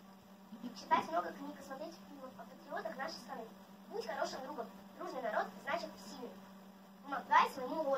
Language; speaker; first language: Russian; native; Russian